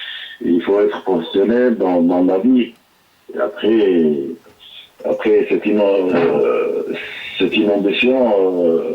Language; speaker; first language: French; non-native, local second language; Arabic